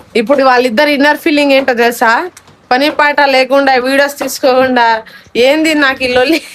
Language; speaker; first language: Telugu; non-native, local second language; Lambadi